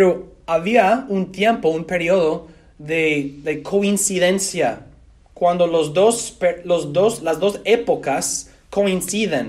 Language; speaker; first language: Spanish; non-native, fluent; English